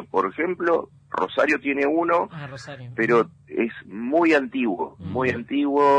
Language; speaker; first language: Spanish; native; Spanish